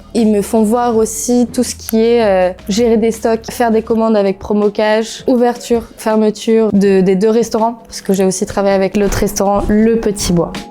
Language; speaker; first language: French; non-native, fluent; Portuguese